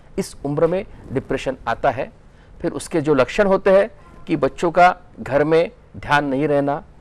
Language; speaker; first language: Hindi; non-native, local second language; Marathi